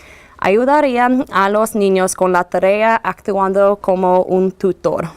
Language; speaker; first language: Spanish; non-native, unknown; English